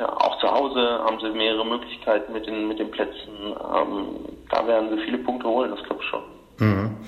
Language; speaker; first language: German; native; German